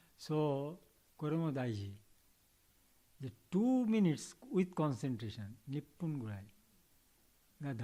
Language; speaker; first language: Japanese; non-native, learner; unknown